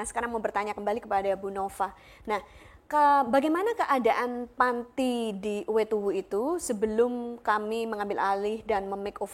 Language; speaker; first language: Indonesian; native; Indonesian